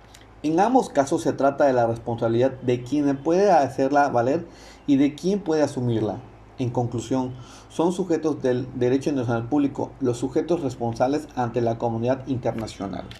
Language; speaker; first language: Spanish; native; Spanish